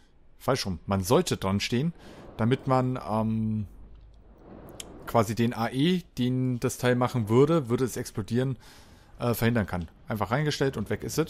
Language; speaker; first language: German; native; German